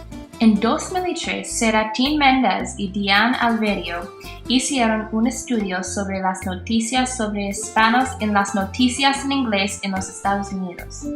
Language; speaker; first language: Spanish; non-native, learner; English